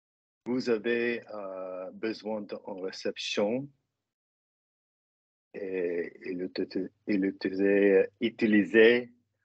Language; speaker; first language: French; non-native, learner; English